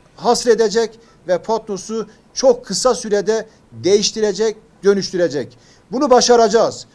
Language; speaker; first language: Turkish; native; Turkish